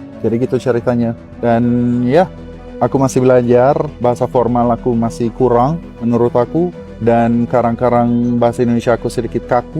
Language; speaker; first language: Indonesian; non-native, fluent; Swedish